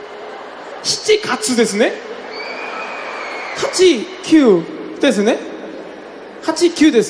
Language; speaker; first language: Japanese; non-native, fluent; Korean